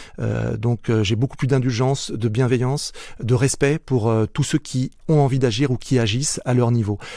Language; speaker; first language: French; native; French